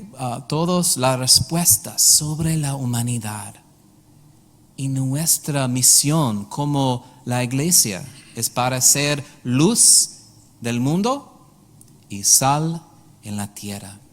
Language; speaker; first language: Spanish; non-native, learner; English